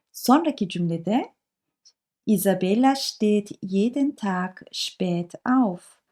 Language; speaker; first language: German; non-native, fluent; Turkish